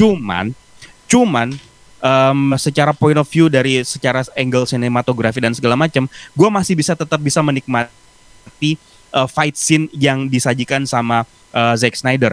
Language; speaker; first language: Indonesian; native; Indonesian